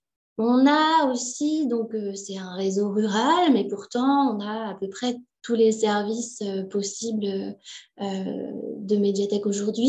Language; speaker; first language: French; native; French